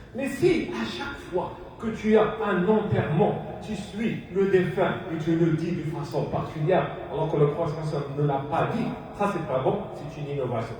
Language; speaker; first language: French; non-native, local second language; Arabic